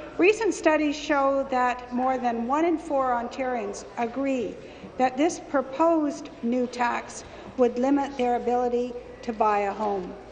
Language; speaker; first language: English; native; English